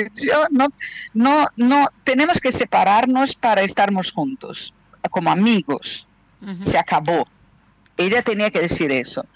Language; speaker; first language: Spanish; non-native, fluent; Portuguese